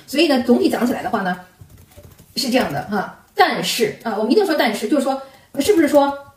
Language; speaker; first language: Chinese; native; Chinese